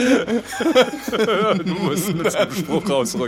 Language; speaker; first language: German; native; German